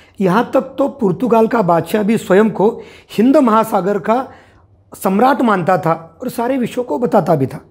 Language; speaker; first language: Hindi; non-native, local second language; Marathi